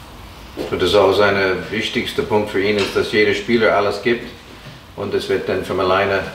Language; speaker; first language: German; non-native, fluent; English